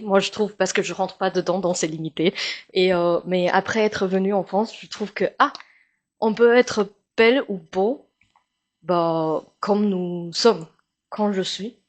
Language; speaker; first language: French; non-native, fluent; Min Nan Chinese